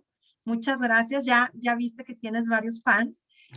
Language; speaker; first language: Spanish; native; Spanish